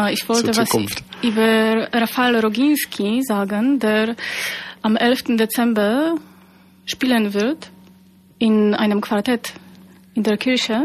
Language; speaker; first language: German; non-native, fluent; Polish